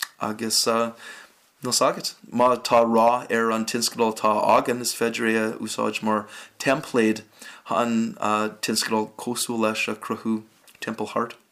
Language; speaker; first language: Irish; non-native, fluent; English